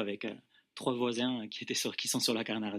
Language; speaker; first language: French; native; French